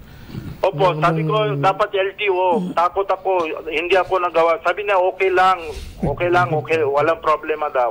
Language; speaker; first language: Filipino; non-native, learner; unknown